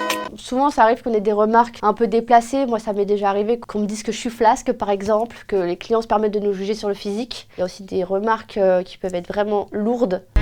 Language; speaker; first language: French; native; French